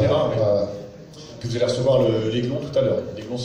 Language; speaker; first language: French; native; French